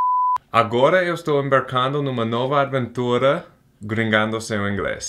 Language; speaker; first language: Portuguese; non-native, fluent; English